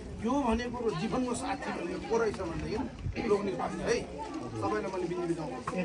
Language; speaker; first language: Nepali; non-native, local second language; Eastern Tamang